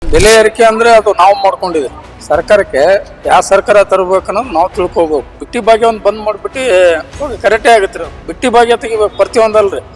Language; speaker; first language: Kannada; native; Kannada